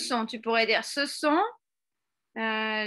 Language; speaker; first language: French; non-native, fluent; Spanish